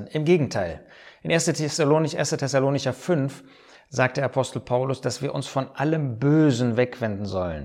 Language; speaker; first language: German; native; German